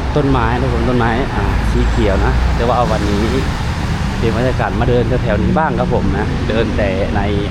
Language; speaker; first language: Thai; non-native, fluent; Lao